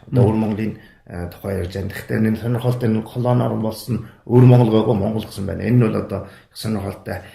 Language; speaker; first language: Mongolian; native; Mongolian